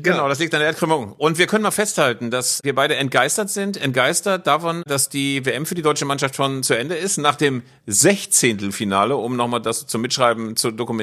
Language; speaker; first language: German; native; German